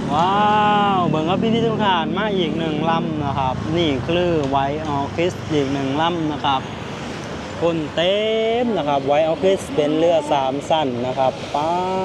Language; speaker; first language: Thai; non-native, local second language; Lao